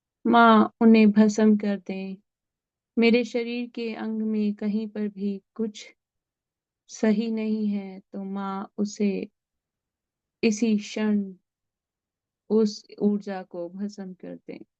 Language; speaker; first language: Hindi; native; Hindi